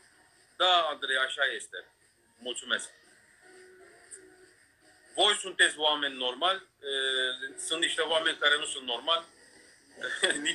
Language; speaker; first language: Romanian; non-native, fluent; Turkish